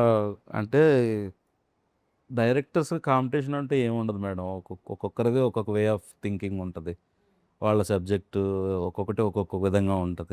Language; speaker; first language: Telugu; native; Telugu